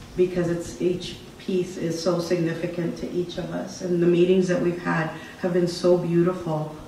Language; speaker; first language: English; native; English